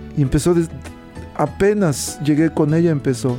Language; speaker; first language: Spanish; native; Spanish